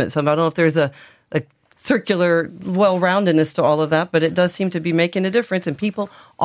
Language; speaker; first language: English; native; English